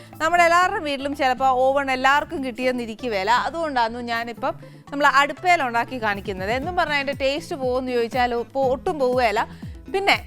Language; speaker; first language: Malayalam; native; Malayalam